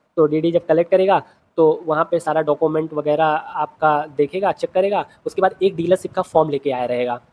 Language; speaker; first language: Hindi; native; Hindi